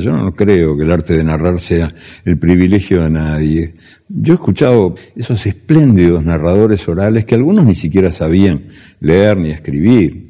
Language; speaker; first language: Spanish; native; Spanish